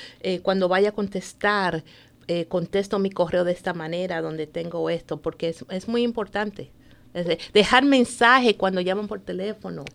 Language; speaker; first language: Spanish; native; Spanish